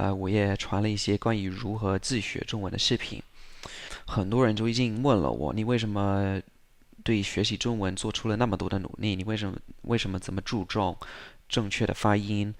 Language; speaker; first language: Chinese; non-native, fluent; English